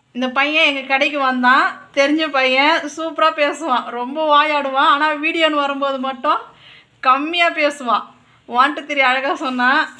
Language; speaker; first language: Tamil; native; Tamil